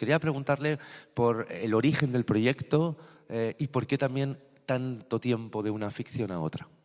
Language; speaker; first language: Spanish; native; Spanish